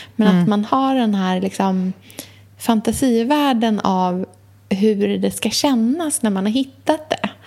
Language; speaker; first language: Swedish; native; Swedish